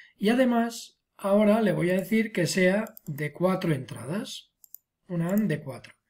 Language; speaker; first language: Spanish; non-native, local second language; Catalan